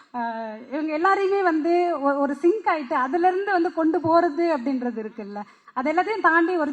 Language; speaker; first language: Tamil; native; Tamil